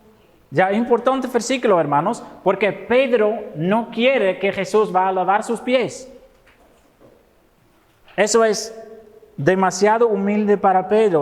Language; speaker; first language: Spanish; non-native, fluent; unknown